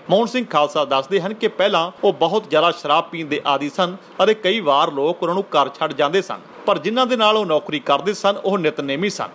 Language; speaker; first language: Punjabi; native; Punjabi